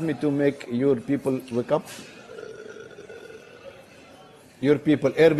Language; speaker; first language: English; non-native, learner; Arabic